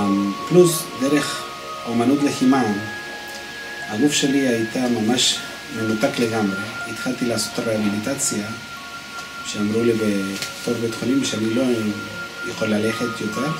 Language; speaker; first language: Hebrew; non-native, fluent; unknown